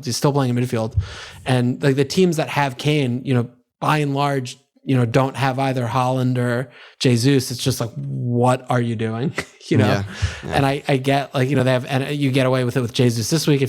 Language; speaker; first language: English; native; English